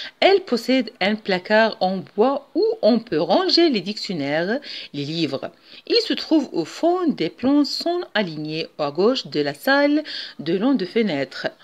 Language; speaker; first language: French; non-native, local second language; Arabic